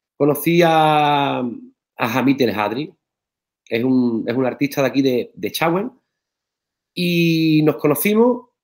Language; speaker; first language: Spanish; native; Spanish